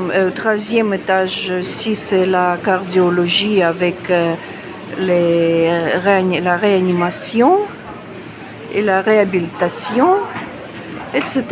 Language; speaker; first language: French; non-native, fluent; Russian